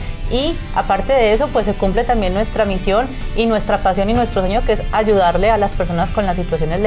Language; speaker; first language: Spanish; native; Spanish